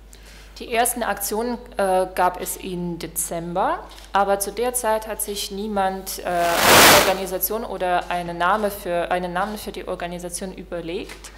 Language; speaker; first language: German; non-native, fluent; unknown